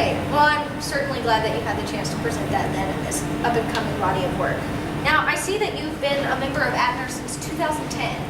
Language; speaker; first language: English; native; English